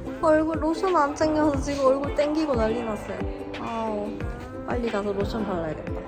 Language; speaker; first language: Korean; native; Korean